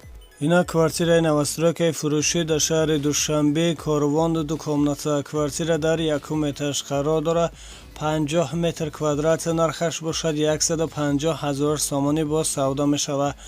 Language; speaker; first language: Tajik; native; Tajik